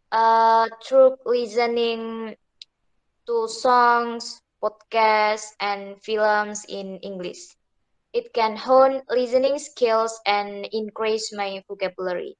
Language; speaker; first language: English; non-native, learner; Indonesian